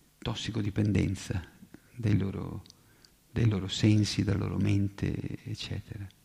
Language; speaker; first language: Italian; native; Italian